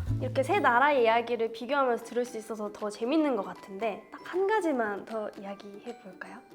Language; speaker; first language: Korean; native; Korean